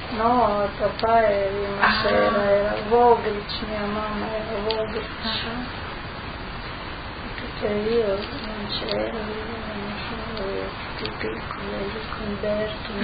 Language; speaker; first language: Italian; non-native, local second language; Slovenian